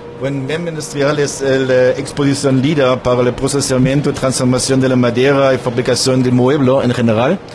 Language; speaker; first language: Spanish; non-native, learner; German